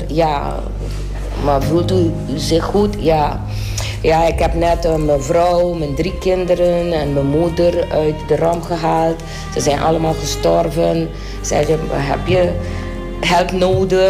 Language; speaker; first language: Dutch; non-native, local second language; Papiamento